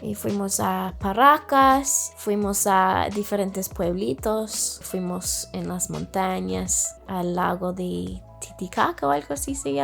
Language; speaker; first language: Spanish; non-native, fluent; English